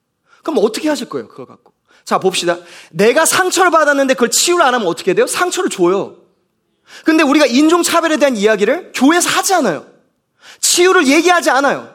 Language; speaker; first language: Korean; native; Korean